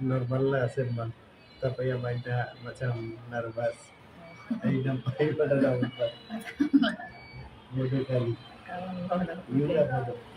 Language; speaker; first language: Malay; non-native, fluent; Bangla